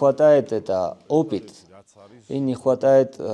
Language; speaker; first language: Russian; non-native, fluent; Georgian